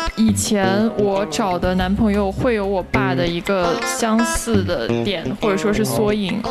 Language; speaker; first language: Chinese; native; Chinese